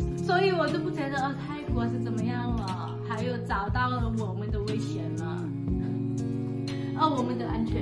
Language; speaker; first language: Chinese; non-native, fluent; Thai